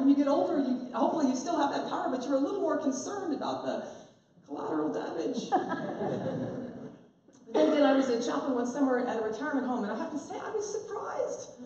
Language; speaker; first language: English; native; English